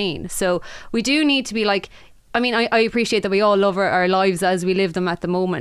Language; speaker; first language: English; native; English